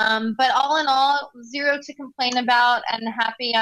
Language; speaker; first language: English; native; English